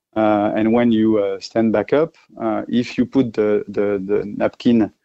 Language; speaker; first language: English; non-native, fluent; French